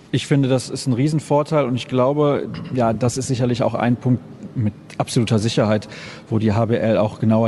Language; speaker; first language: German; native; German